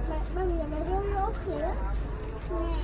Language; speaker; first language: Dutch; native; Dutch